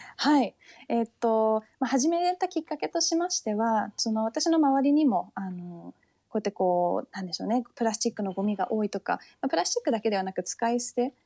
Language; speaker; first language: Japanese; early bilingual, heritage; Japanese